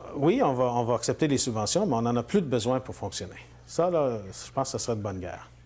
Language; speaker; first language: French; native; French